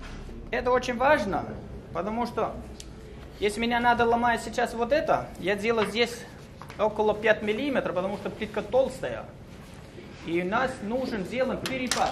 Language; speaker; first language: Russian; non-native, learner; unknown